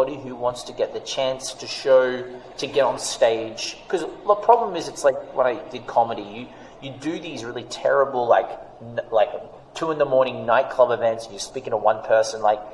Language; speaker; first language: English; native; English